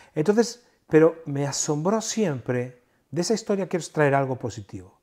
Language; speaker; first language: Spanish; native; Spanish